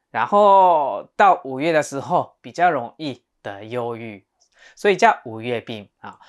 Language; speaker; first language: Chinese; non-native, fluent; Japanese